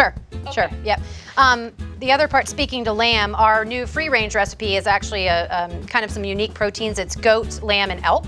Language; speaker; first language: English; native; English